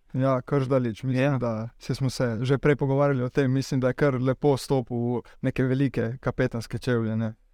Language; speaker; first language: Slovenian; native; Slovenian